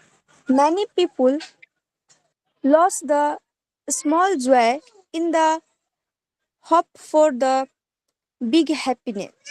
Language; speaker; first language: English; non-native, learner; Hindi